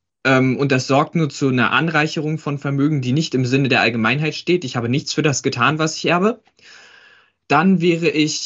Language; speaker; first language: German; native; German